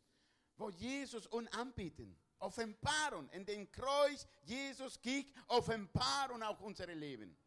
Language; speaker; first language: German; non-native, learner; Spanish